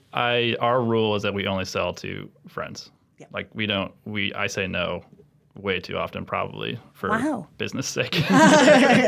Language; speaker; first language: English; native; English